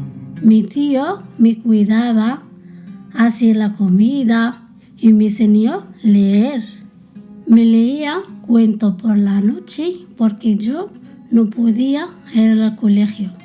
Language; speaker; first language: Spanish; early bilingual, other home language; Arabic